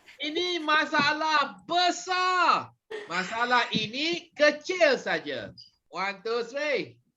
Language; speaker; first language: Malay; native; Malay